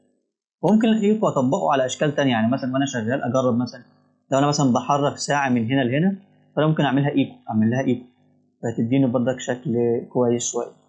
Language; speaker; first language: Arabic; native; Arabic